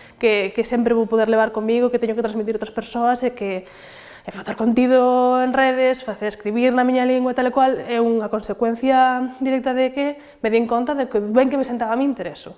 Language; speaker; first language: Galician; non-native, local second language; Spanish